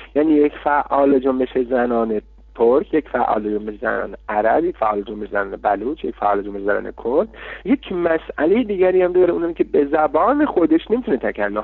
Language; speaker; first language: Persian; non-native, local second language; Kurdish